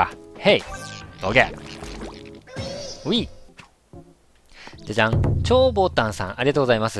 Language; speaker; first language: Japanese; native; Japanese